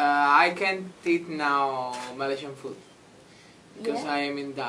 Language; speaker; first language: English; non-native, learner; Italian